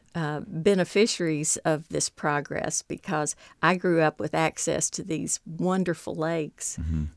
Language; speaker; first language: English; native; English